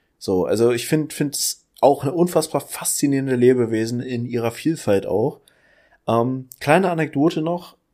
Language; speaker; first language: German; native; German